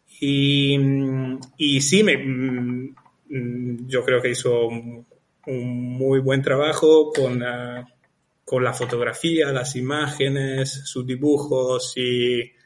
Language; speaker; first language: Spanish; non-native, fluent; Italian